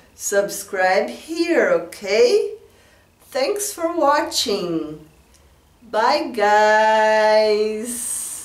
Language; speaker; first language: English; non-native, fluent; Portuguese